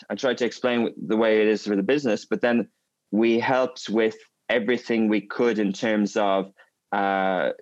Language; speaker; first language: English; native; English